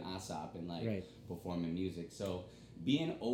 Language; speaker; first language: English; native; English